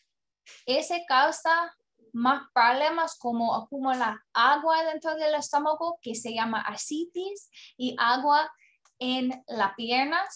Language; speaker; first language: Spanish; non-native, learner; English